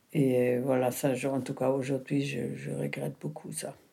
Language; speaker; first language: French; non-native, fluent; German